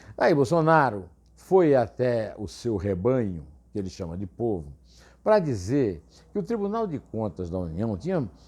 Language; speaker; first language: Portuguese; native; Portuguese